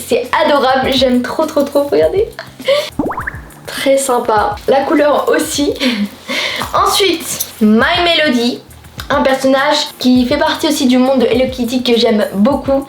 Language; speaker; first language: French; native; French